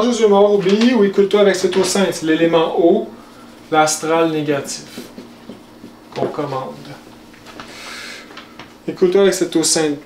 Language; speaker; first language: French; native; French